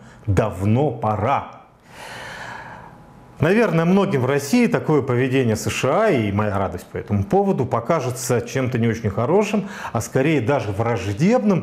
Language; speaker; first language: Russian; native; Russian